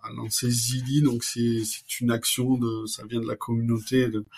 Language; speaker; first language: French; native; French